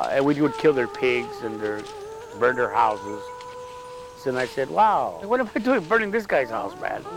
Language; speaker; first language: English; native; English